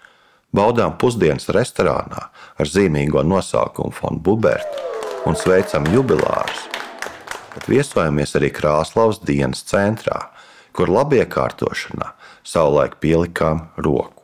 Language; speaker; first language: Latvian; native; Latvian